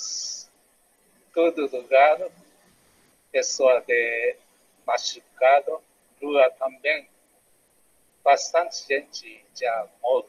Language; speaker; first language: Portuguese; non-native, learner; Japanese